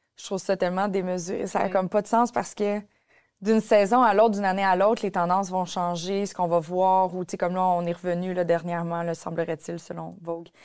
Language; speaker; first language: French; native; French